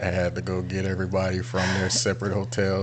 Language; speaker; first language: English; native; English